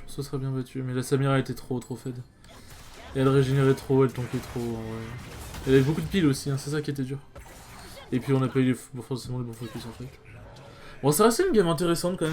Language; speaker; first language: French; native; French